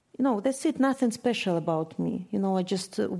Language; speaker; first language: English; non-native, fluent; Russian